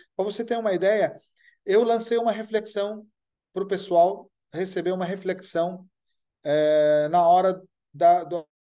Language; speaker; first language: Portuguese; non-native, fluent; Arabic